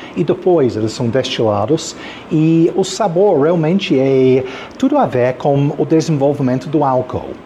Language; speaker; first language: Portuguese; non-native, fluent; English